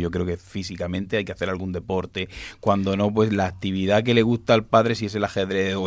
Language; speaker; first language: Spanish; native; Spanish